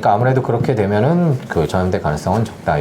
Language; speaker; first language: Korean; native; Korean